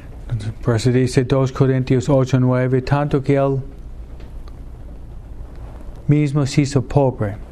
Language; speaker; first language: Spanish; non-native, fluent; English